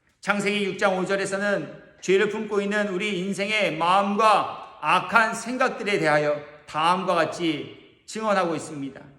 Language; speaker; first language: Korean; native; Korean